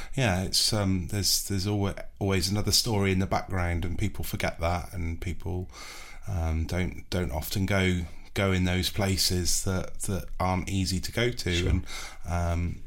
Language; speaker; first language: English; native; English